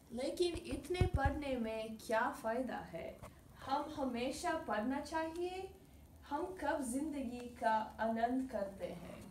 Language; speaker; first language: Hindi; non-native, learner; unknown